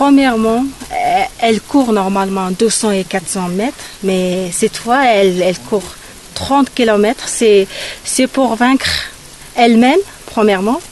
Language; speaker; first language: French; non-native, fluent; Mongolian